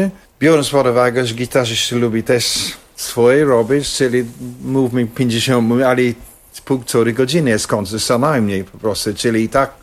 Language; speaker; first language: Polish; non-native, fluent; English